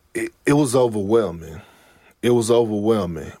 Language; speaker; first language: English; native; English